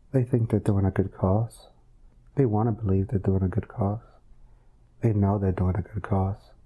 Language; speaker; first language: English; native; English